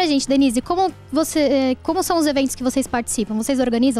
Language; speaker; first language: Portuguese; native; Portuguese